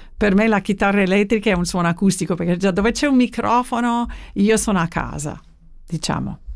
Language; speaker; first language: Italian; non-native, fluent; English